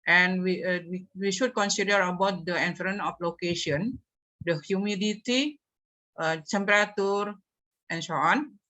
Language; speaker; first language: English; non-native, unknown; Indonesian